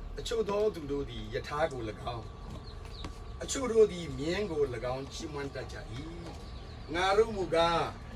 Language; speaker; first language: Burmese; non-native, local second language; S'gaw Karen